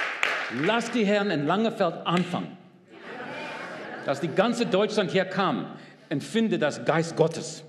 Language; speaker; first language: German; non-native, learner; English